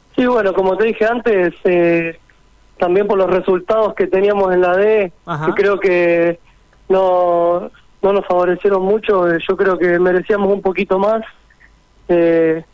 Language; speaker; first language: Spanish; native; Spanish